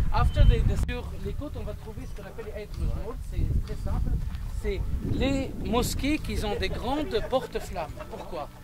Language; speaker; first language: French; non-native, local second language; Arabic